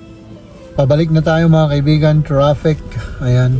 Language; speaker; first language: Filipino; native; Filipino